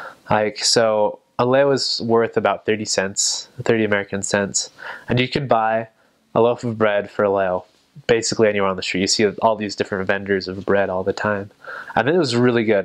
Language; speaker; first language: English; native; English